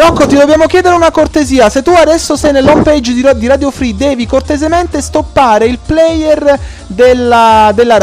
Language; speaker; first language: Italian; native; Italian